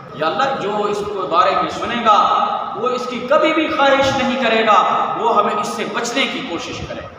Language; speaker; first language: Urdu; non-native, local second language; Punjabi